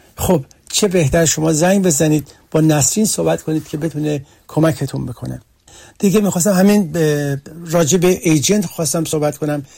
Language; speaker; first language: Persian; early bilingual, heritage; Persian